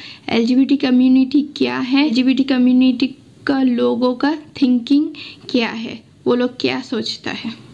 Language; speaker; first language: Hindi; non-native, local second language; Assamese